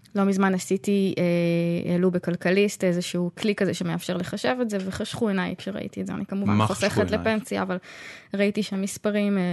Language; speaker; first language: Hebrew; native; Hebrew